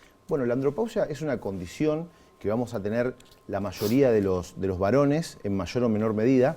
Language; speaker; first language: Spanish; native; Spanish